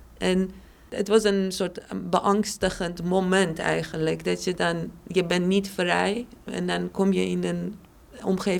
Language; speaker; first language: Dutch; non-native, fluent; Persian